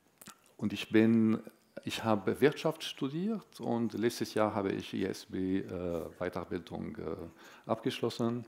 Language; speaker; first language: German; non-native, fluent; Arabic